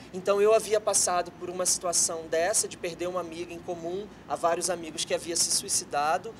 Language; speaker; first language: Portuguese; native; Portuguese